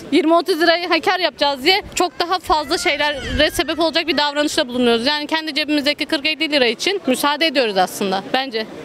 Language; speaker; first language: Turkish; early bilingual, heritage; Turkish